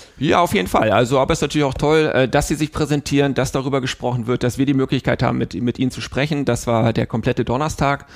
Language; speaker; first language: German; native; German